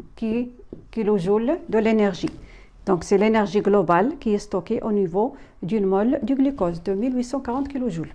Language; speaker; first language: French; non-native, local second language; Arabic